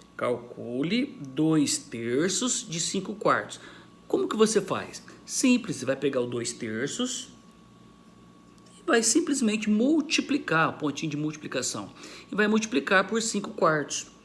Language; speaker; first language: Portuguese; native; Portuguese